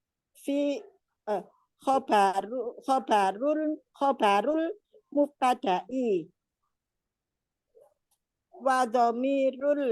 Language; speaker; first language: Arabic; non-native, learner; Indonesian